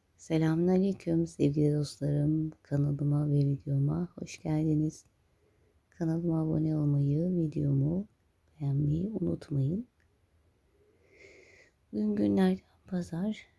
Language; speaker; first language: Turkish; native; Turkish